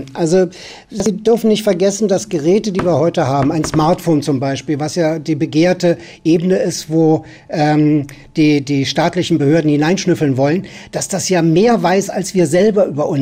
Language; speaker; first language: German; native; German